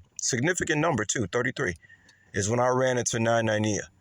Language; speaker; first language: English; native; English